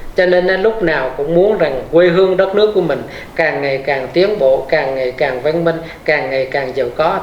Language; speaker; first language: Vietnamese; native; Vietnamese